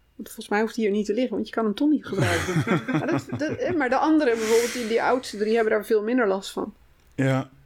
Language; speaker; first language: Dutch; native; Dutch